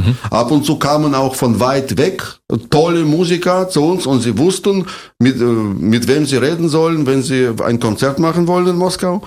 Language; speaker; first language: German; non-native, fluent; Russian